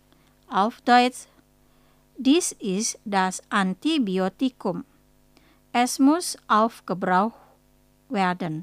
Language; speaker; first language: German; non-native, fluent; Indonesian